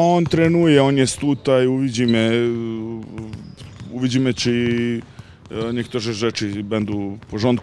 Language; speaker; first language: Polish; non-native, learner; Serbian